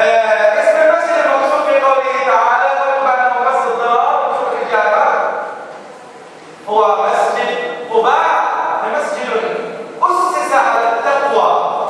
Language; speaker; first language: Arabic; native; Arabic